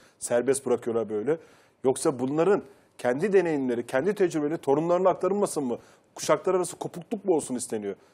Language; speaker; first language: Turkish; native; Turkish